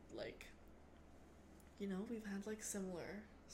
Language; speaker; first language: English; non-native, fluent; Spanish